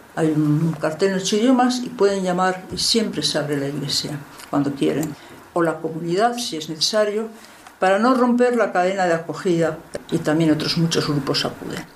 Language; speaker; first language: Spanish; native; Spanish